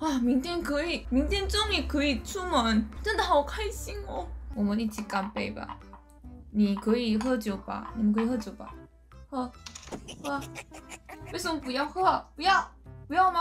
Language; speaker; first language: Chinese; non-native, fluent; Korean